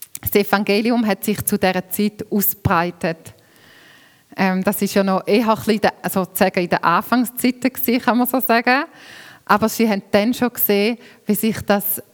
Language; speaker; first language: German; native; German